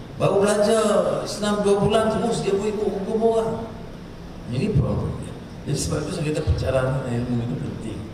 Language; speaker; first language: Malay; native; Malay